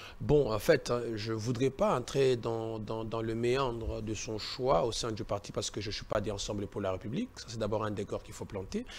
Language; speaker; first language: French; non-native, local second language; Luba-Lulua